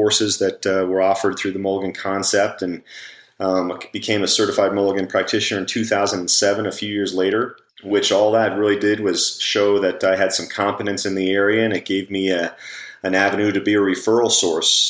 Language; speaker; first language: English; native; English